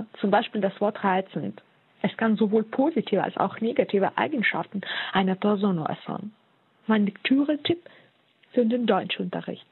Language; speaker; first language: German; non-native, fluent; Russian